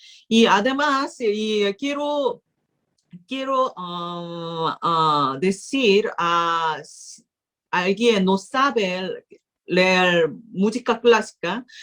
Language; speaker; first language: Spanish; non-native, learner; Korean